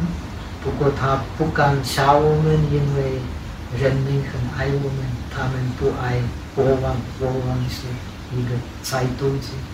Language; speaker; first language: Chinese; non-native, fluent; Czech